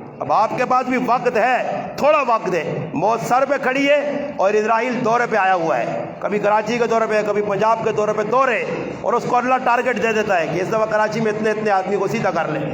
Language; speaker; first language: Urdu; non-native, local second language; Punjabi